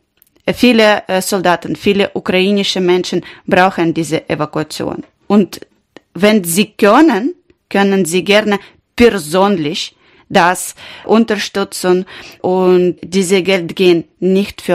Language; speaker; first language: German; non-native, learner; Ukrainian